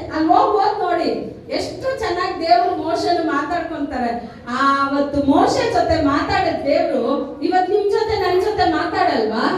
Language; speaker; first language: Kannada; non-native, local second language; Tamil